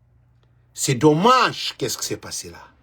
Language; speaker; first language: French; non-native, learner; Portuguese